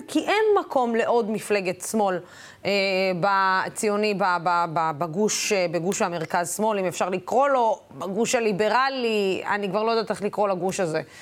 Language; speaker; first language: Hebrew; non-native, local second language; Arabic